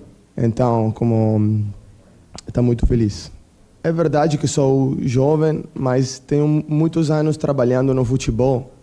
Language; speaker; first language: Portuguese; non-native, fluent; Italian